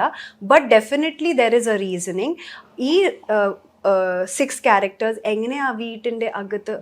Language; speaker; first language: Malayalam; early bilingual, heritage; Malayalam